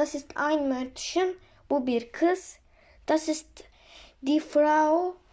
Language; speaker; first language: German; non-native, learner; Turkish